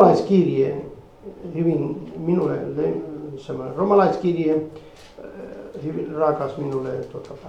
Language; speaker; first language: Finnish; non-native, fluent; Spanish